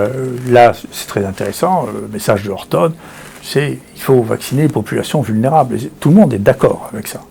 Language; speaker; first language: French; native; French